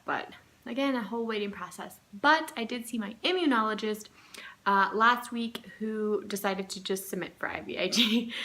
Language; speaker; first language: English; native; English